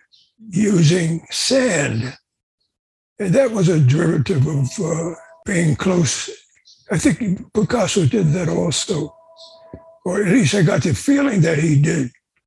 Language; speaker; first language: English; native; English